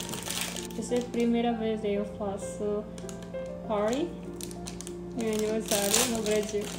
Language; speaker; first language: Portuguese; non-native, learner; Korean